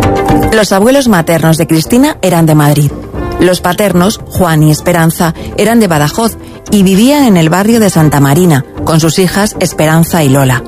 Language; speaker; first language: Spanish; native; Spanish